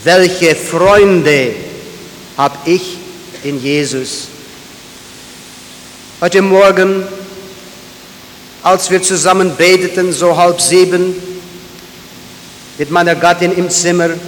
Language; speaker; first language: German; early bilingual, heritage; German